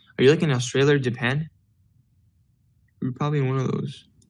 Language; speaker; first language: English; early bilingual, other home language; Spanish